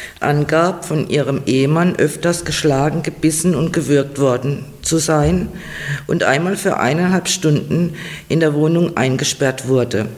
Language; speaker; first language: German; native; German